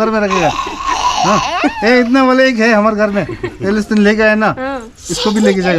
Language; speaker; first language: Hindi; non-native, local second language; Tibetan